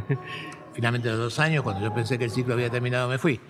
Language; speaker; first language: Spanish; native; Spanish